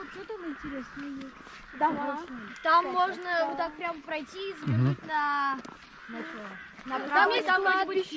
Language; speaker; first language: Russian; native; Russian